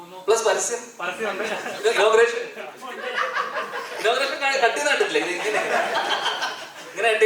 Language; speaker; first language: Malayalam; native; Malayalam